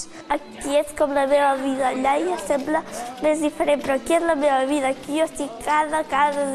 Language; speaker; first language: Catalan; early bilingual, other home language; Romanian